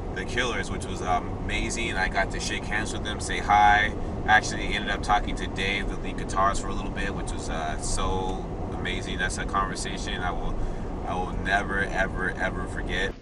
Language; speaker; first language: English; native; English